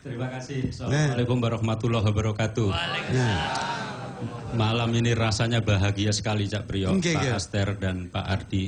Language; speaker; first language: Indonesian; non-native, local second language; Javanese